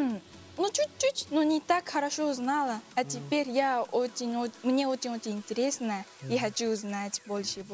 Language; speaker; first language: Russian; non-native, learner; Japanese